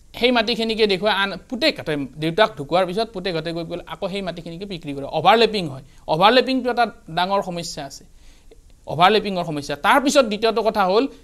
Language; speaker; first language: Assamese; native; Assamese